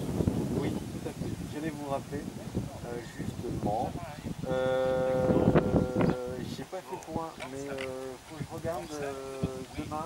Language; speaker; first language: French; native; French